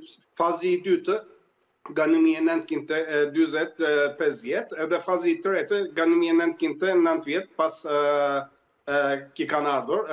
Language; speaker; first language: Albanian; early bilingual, heritage; Albanian